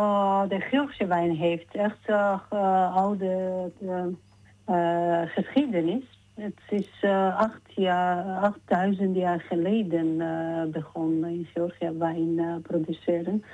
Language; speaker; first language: Dutch; non-native, fluent; Georgian